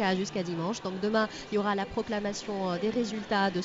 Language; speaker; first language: French; non-native, local second language; Arabic